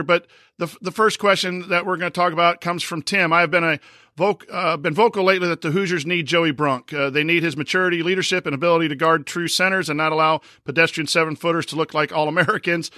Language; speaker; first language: English; native; English